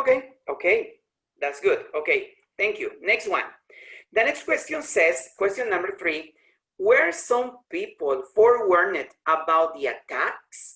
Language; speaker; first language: English; non-native, learner; Spanish